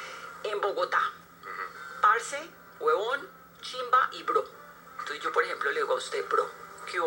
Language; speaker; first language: Spanish; native; Spanish